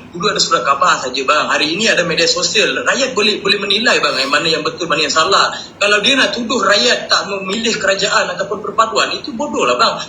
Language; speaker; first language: Malay; non-native, local second language; Tamil